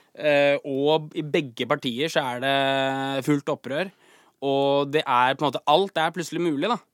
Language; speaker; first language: Norwegian; native; Norwegian